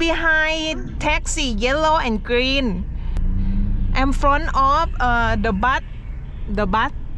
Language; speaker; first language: English; non-native, learner; Thai